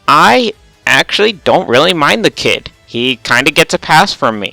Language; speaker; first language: English; native; English